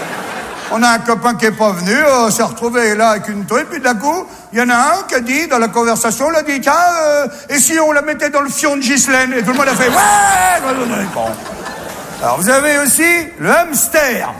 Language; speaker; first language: French; native; French